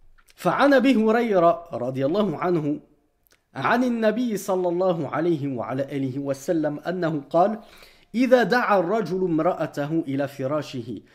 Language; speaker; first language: Arabic; non-native, fluent; French